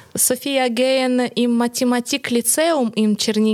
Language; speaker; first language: German; non-native, learner; Ukrainian